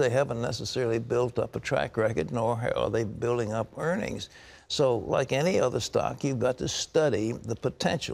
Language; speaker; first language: English; native; English